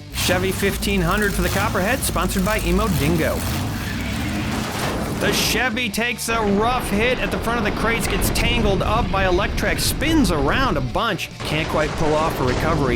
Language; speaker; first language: English; native; English